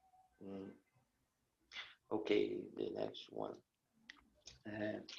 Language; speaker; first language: English; non-native, learner; Portuguese